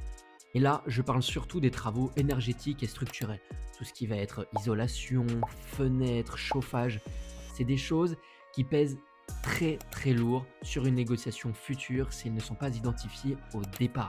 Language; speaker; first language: French; native; French